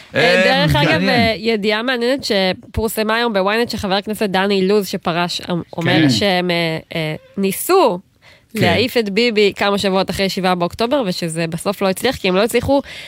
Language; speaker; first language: Hebrew; native; Hebrew